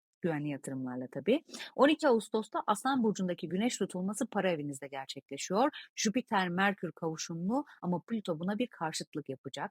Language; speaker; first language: Turkish; native; Turkish